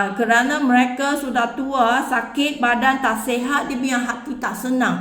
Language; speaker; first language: Indonesian; non-native, learner; Filipino